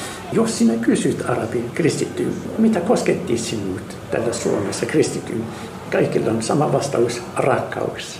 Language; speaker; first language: Finnish; non-native, fluent; Arabic